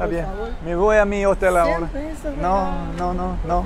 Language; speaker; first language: Spanish; non-native, learner; English